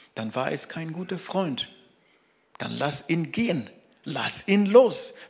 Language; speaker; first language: German; non-native, fluent; French